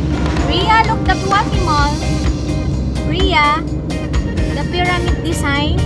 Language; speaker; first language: English; non-native, local second language; Filipino